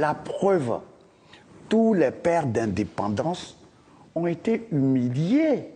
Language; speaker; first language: French; non-native, local second language; Dyula